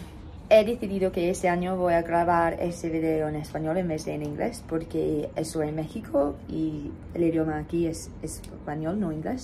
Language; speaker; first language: Spanish; non-native, fluent; English